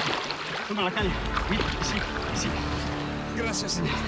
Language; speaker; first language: Spanish; non-native, learner; French